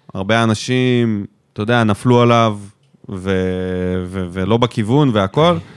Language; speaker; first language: Hebrew; native; Hebrew